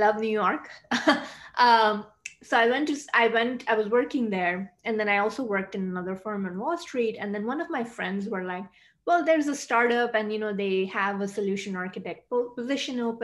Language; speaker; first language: English; non-native, local second language; Hindi